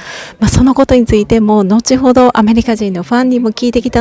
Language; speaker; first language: Japanese; native; Japanese